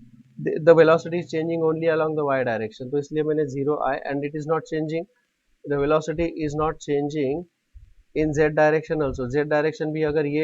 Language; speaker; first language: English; non-native, local second language; Hindi